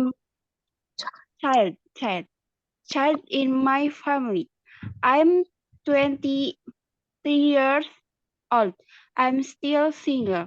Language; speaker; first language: English; non-native, learner; Indonesian